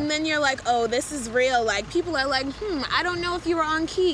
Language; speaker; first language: English; native; English